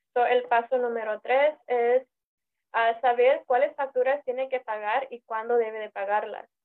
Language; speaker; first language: Spanish; early bilingual, heritage; Spanish